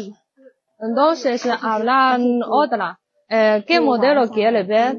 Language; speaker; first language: Spanish; non-native, learner; Chinese